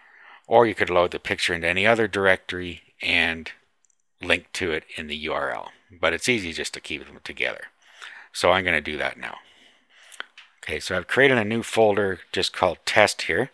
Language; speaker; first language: English; native; English